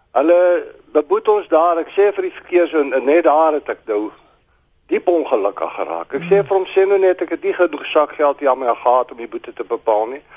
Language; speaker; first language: Afrikaans; native; Afrikaans